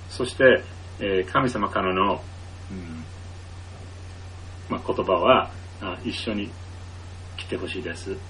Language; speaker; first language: Japanese; non-native, fluent; English